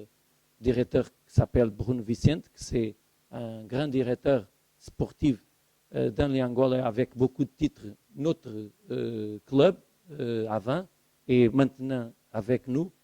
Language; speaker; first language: French; non-native, learner; Portuguese